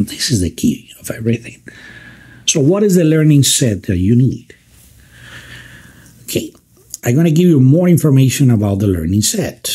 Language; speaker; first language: English; non-native, fluent; Spanish